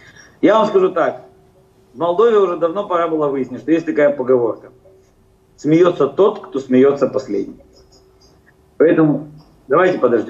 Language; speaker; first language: Russian; native; Russian